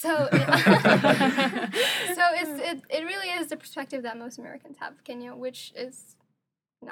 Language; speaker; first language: English; non-native, local second language; Somali